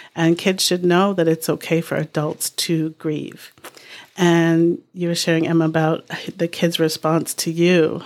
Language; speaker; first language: English; native; English